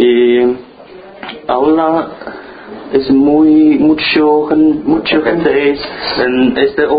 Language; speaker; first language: Spanish; non-native, learner; Chinese